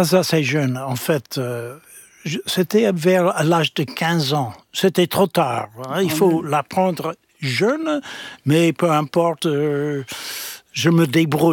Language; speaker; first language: French; non-native, fluent; English